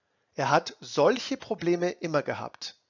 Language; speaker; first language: German; non-native, fluent; English